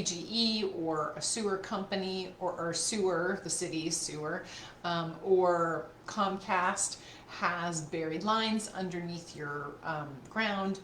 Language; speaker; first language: English; native; English